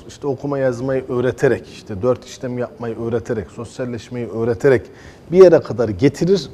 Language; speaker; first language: Turkish; early bilingual, heritage; Turkish